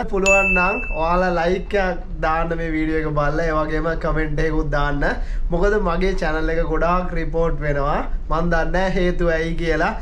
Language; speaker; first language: Sinhala; native; Sinhala